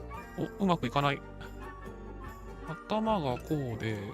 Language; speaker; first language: Japanese; native; Japanese